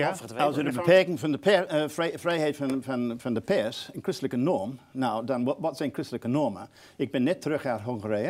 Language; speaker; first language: Dutch; non-native, fluent; English